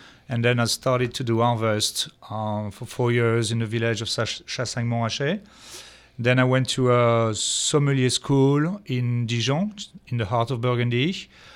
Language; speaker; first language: English; non-native, fluent; French